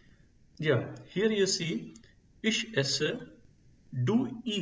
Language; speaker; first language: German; non-native, fluent; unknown